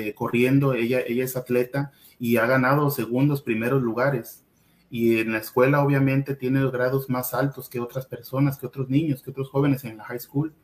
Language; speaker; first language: Spanish; native; Spanish